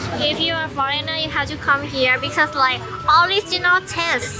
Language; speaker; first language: English; non-native, learner; Thai